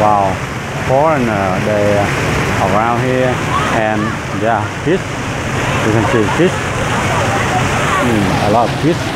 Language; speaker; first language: English; non-native, learner; Vietnamese